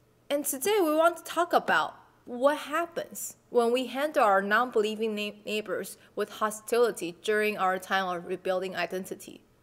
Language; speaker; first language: English; non-native, fluent; Chinese